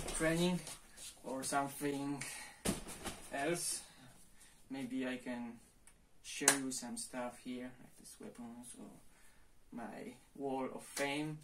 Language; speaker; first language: English; non-native, fluent; Polish